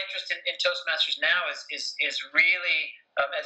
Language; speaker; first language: English; native; English